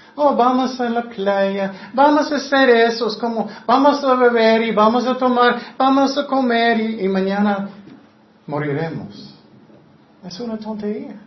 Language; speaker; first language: Spanish; non-native, fluent; English